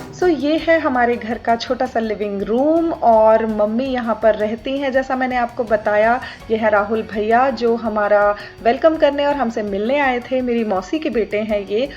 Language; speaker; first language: Hindi; native; Hindi